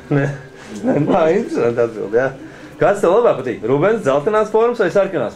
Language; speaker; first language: Latvian; native; Latvian